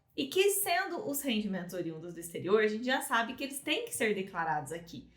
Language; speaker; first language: Portuguese; native; Portuguese